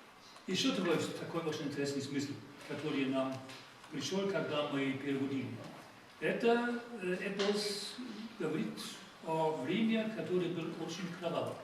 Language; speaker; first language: Russian; non-native, fluent; German